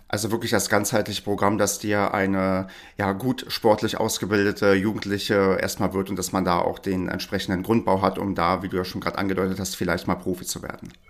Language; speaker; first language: German; native; German